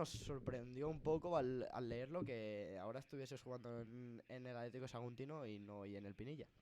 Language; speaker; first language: Spanish; non-native, local second language; Catalan